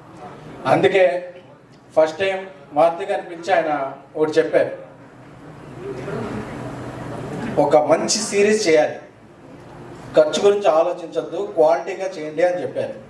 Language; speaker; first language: Telugu; native; Telugu